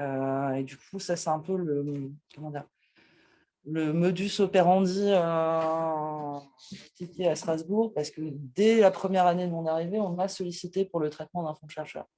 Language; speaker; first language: French; native; French